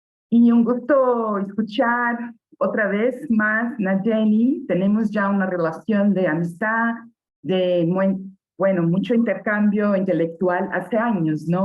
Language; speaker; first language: Spanish; non-native, fluent; Portuguese